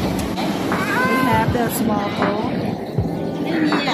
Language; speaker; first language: English; non-native, learner; Thai